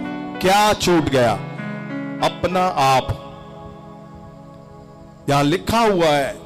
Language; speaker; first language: Hindi; non-native, local second language; Punjabi